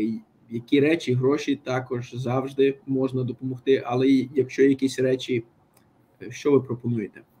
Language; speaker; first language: Ukrainian; early bilingual, heritage; Ukrainian